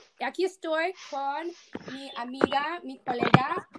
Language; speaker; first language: Spanish; non-native, fluent; English